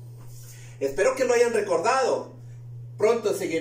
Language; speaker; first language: Spanish; native; Spanish